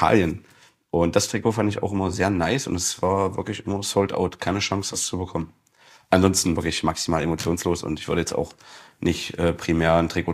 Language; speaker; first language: German; native; German